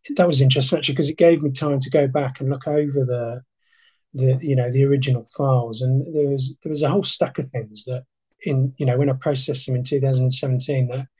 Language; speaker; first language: English; native; English